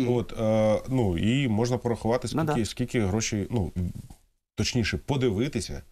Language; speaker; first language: Ukrainian; native; Ukrainian